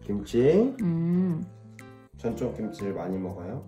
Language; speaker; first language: Vietnamese; non-native, learner; Korean